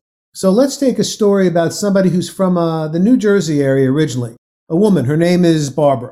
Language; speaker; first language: English; native; English